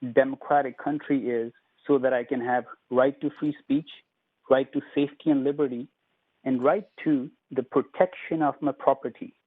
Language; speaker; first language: English; non-native, local second language; Punjabi